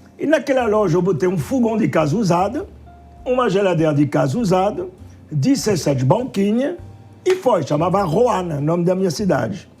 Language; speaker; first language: Portuguese; non-native, fluent; French